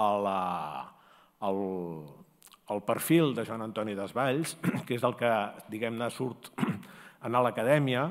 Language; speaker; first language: Catalan; native; Catalan